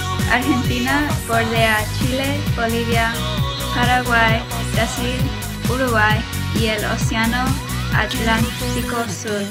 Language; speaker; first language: Spanish; non-native, learner; English